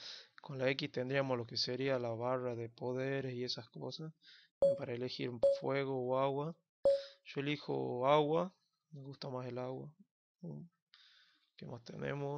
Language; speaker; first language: Spanish; native; Spanish